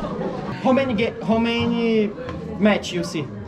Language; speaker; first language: English; non-native, learner; Portuguese